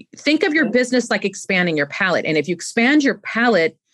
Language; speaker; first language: English; native; English